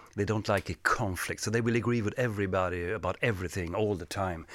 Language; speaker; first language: English; non-native, fluent; Swedish